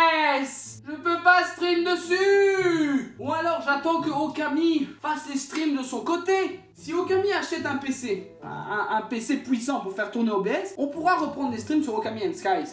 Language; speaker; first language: French; native; French